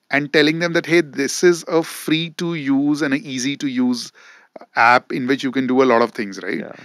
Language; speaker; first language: English; non-native, local second language; Hindi